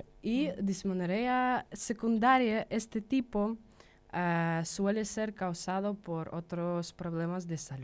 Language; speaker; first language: Spanish; non-native, fluent; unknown